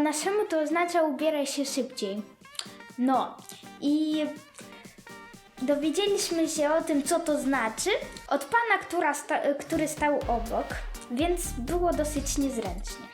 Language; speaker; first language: Polish; early bilingual, other home language; Ukrainian